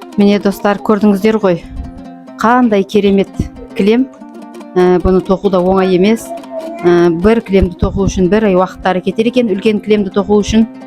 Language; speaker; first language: Kazakh; native; Kazakh